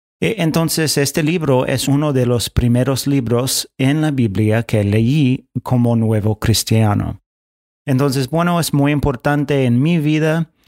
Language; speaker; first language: Spanish; non-native, fluent; English